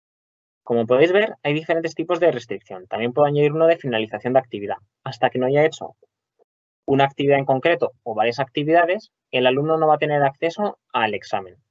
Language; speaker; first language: Spanish; native; Spanish